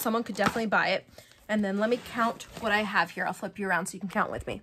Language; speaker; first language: English; native; English